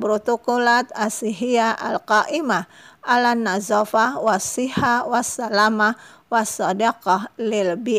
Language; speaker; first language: Arabic; non-native, fluent; Indonesian